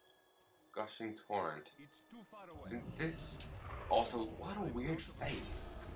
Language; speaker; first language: English; native; English